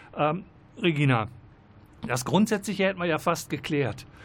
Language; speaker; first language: German; native; German